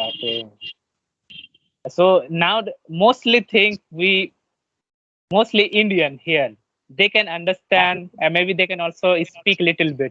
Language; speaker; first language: English; non-native, learner; Bangla